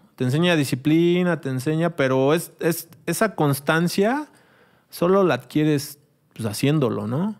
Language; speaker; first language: Spanish; native; Spanish